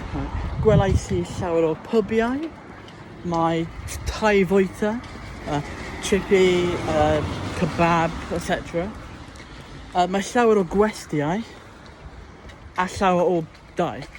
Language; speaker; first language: Welsh; non-native, learner; English